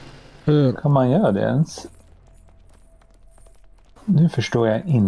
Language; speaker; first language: Swedish; native; Swedish